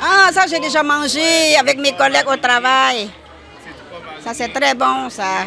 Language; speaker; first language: French; non-native, fluent; Lao